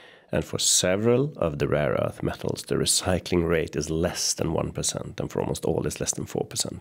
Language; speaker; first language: English; non-native, fluent; Swedish